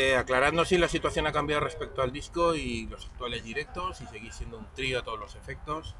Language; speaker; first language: Spanish; native; Spanish